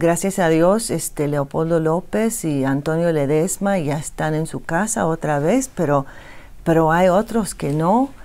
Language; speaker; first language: Spanish; non-native, fluent; English